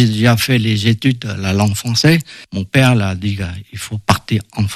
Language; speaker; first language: French; non-native, fluent; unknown